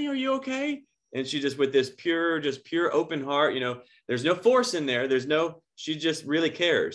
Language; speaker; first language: English; native; English